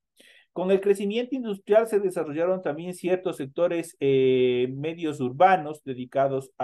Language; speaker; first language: Spanish; native; Spanish